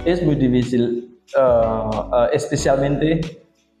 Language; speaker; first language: Spanish; non-native, learner; Indonesian